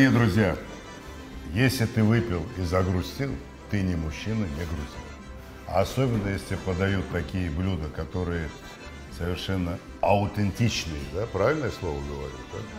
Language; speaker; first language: Russian; native; Russian